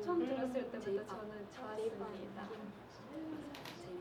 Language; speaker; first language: Korean; non-native, learner; Japanese